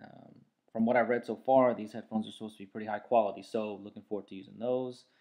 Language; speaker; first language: English; native; English